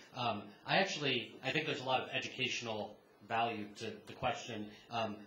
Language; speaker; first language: English; native; English